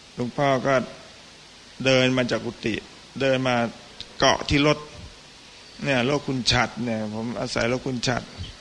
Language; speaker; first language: Thai; native; Thai